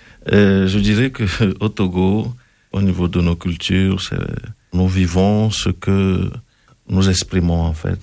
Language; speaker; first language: French; non-native, local second language; Ewe